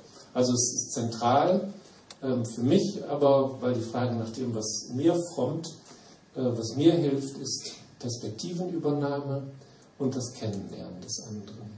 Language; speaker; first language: German; native; German